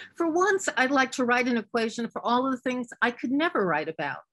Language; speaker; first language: English; native; English